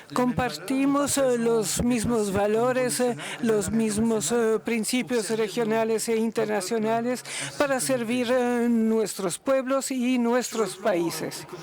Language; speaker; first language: Spanish; non-native, fluent; Luxembourgish